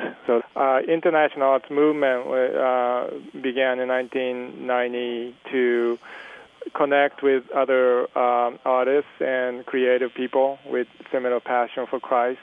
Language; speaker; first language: English; early bilingual, other home language; Japanese